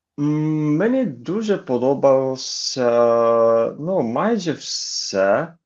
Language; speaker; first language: Ukrainian; non-native, learner; Japanese